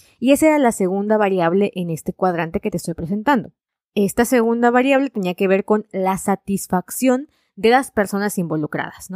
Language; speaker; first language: Spanish; native; Spanish